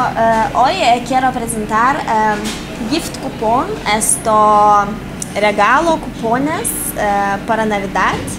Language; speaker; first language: Spanish; non-native, learner; Lithuanian